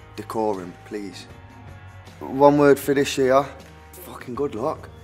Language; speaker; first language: English; native; English